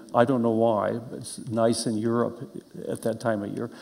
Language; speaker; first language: English; native; English